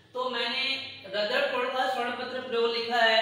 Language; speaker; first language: Hindi; native; Hindi